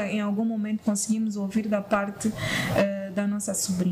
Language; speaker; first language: Portuguese; native; Portuguese